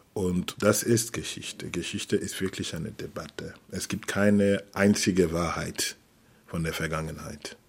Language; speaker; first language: German; non-native, fluent; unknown